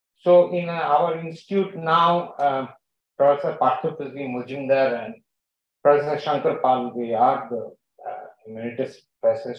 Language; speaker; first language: English; non-native, local second language; Bangla